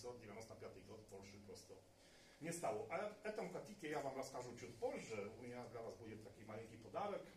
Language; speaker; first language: Polish; non-native, learner; Russian